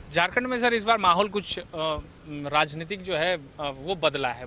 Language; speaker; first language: Hindi; native; Hindi